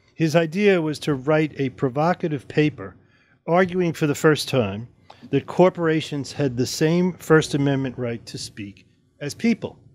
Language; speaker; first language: English; native; English